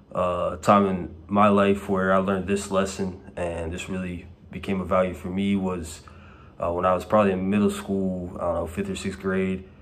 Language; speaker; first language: English; native; English